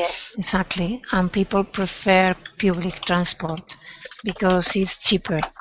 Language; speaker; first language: English; non-native, learner; Spanish